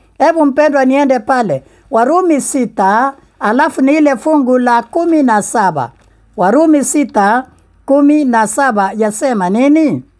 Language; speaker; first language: Swahili; non-native, local second language; Meru